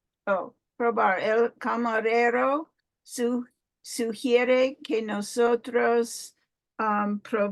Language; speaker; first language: Spanish; non-native, learner; English